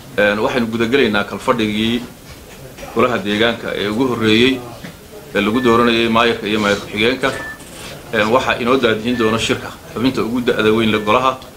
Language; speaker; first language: Somali; native; Somali